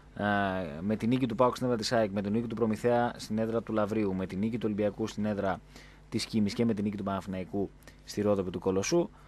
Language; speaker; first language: Greek; native; Greek